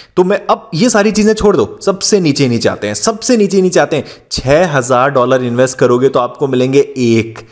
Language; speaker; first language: Hindi; native; Hindi